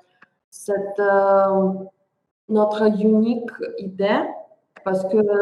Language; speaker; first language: French; non-native, learner; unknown